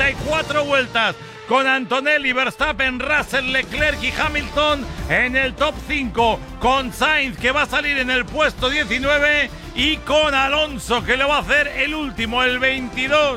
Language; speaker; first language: Spanish; native; Spanish